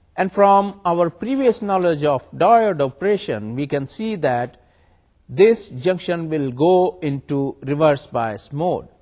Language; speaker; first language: English; non-native, local second language; Urdu